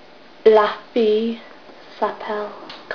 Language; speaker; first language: French; non-native, learner; English